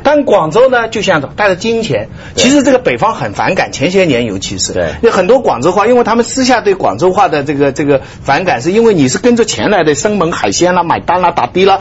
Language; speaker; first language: Chinese; native; Chinese